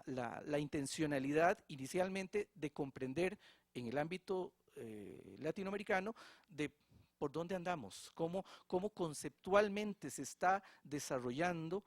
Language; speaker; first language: Spanish; native; Spanish